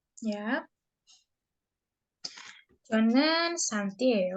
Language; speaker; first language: Korean; non-native, fluent; Indonesian